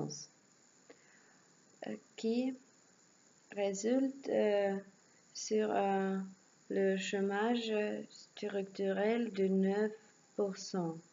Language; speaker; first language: French; non-native, learner; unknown